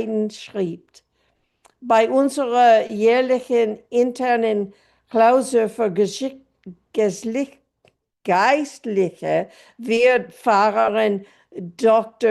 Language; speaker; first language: German; non-native, fluent; English